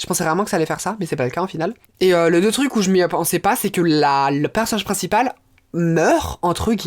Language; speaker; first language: French; native; French